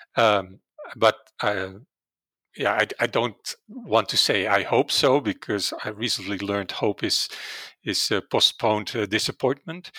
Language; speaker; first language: English; non-native, fluent; Dutch